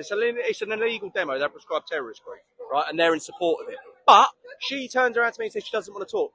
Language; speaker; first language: English; native; English